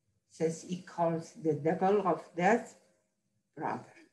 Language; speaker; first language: English; non-native, learner; Persian